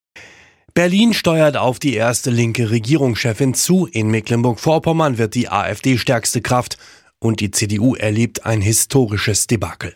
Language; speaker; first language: German; native; German